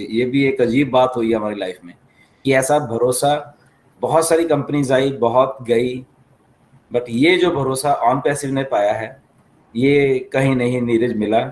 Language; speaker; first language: Hindi; native; Hindi